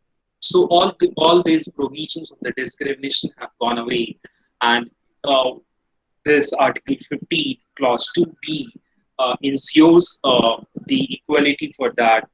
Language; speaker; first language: English; non-native, local second language; Hindi